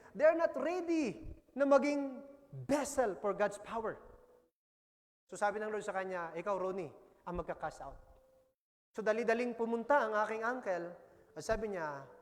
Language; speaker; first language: Filipino; non-native, local second language; Masbatenyo